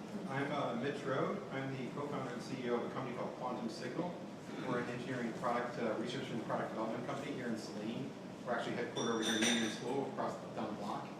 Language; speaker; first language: English; native; English